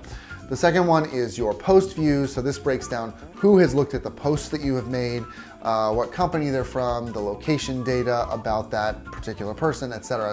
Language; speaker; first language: English; native; English